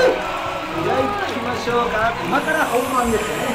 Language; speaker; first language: Japanese; native; Japanese